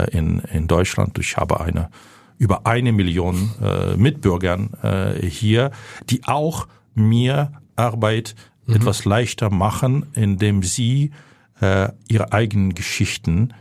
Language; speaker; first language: German; non-native, fluent; Ukrainian